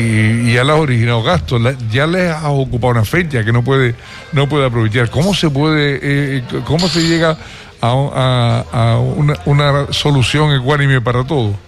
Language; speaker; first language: Spanish; native; Spanish